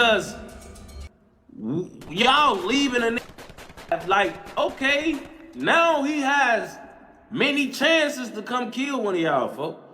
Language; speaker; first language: English; native; English